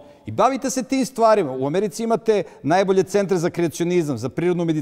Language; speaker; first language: Serbian; native; Serbian